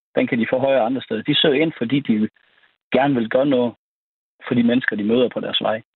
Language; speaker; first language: Danish; native; Danish